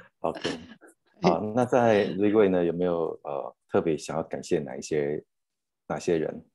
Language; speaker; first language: Chinese; native; Chinese